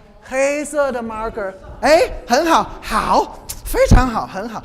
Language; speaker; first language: Chinese; non-native, fluent; English